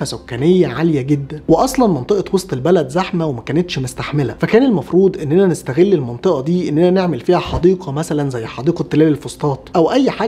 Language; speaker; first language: Arabic; native; Arabic